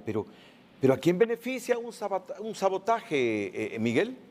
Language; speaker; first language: Spanish; native; Spanish